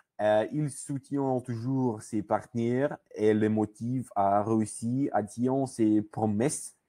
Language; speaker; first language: French; non-native, learner; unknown